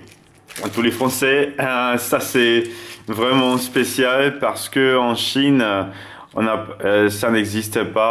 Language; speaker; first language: French; non-native, fluent; German